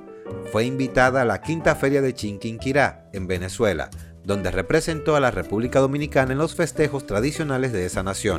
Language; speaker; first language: Spanish; native; Spanish